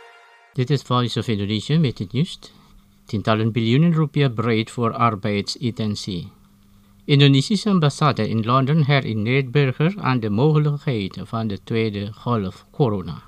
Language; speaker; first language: Dutch; non-native, fluent; Indonesian